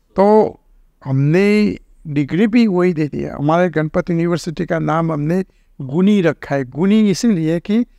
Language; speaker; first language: Hindi; non-native, local second language; Gujarati